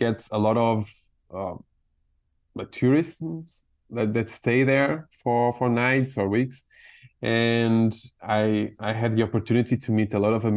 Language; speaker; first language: English; non-native, fluent; Portuguese